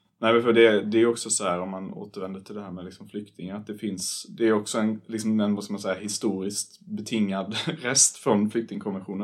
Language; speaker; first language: Swedish; native; Swedish